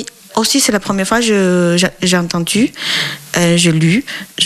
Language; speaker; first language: French; non-native, learner; Chinese